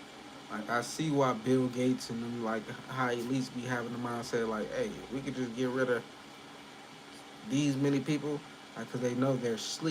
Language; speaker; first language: English; native; English